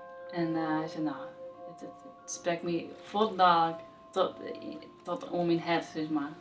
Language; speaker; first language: Dutch; non-native, local second language; Western Frisian